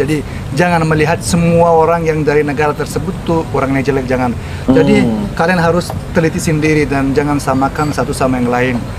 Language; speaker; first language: Indonesian; non-native, fluent; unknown